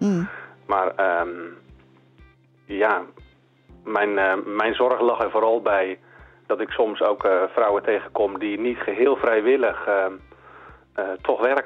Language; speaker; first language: Dutch; native; Dutch